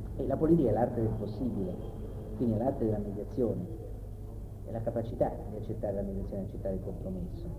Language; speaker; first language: Italian; native; Italian